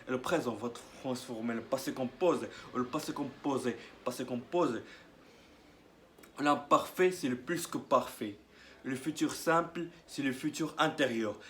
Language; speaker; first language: French; non-native, learner; Arabic